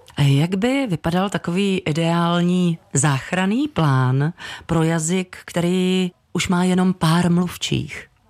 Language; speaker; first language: Czech; native; Czech